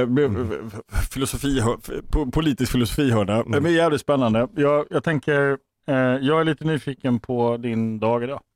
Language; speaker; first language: Swedish; native; Swedish